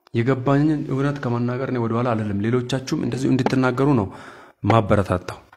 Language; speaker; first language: Amharic; non-native, local second language; Hadiyya